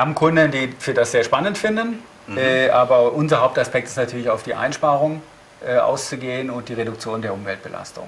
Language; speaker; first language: German; native; German